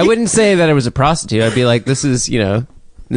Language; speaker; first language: English; native; English